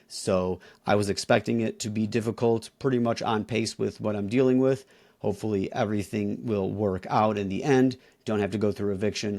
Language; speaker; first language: English; native; English